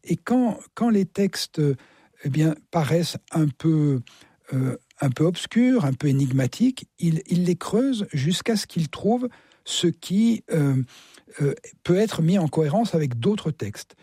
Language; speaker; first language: French; native; French